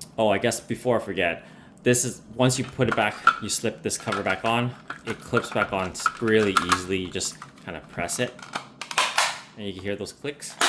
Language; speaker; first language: English; native; English